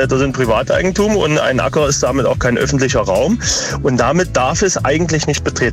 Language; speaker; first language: German; native; German